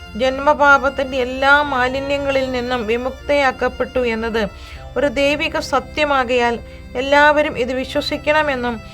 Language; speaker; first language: Malayalam; native; Malayalam